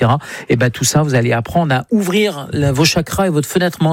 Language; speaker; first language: French; native; French